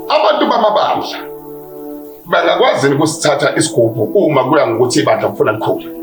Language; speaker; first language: Zulu; native; Zulu